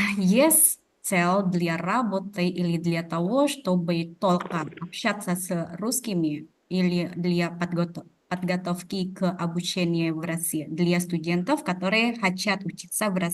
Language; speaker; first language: Russian; non-native, fluent; Indonesian